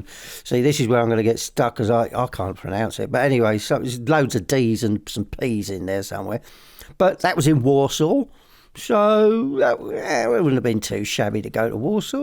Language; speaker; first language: English; native; English